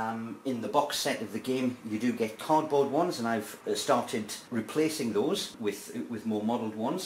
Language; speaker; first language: English; native; English